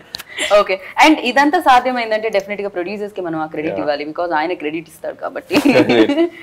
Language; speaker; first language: Telugu; native; Telugu